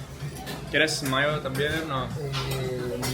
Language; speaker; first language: Spanish; non-native, learner; Estonian